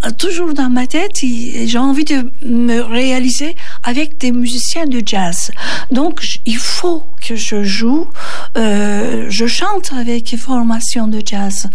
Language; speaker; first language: French; non-native, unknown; Turkish